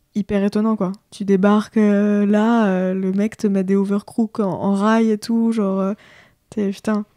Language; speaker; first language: French; native; French